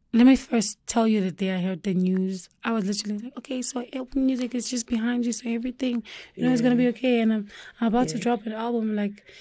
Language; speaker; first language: English; non-native, local second language; Zulu